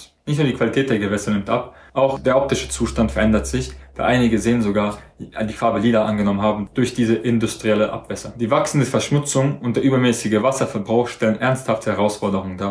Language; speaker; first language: German; native; German